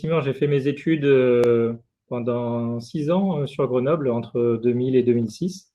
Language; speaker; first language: French; native; French